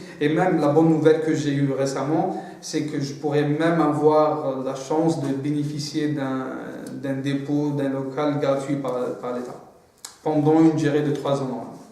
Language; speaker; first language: French; non-native, local second language; Arabic